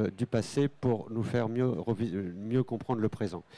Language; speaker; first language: French; native; French